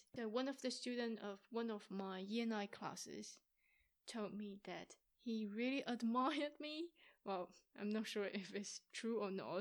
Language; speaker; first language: English; non-native, fluent; Chinese